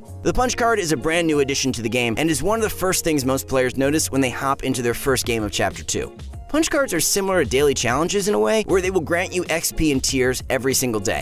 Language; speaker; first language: English; native; English